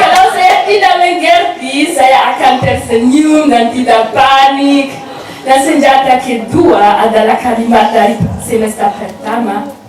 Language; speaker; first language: Indonesian; non-native, learner; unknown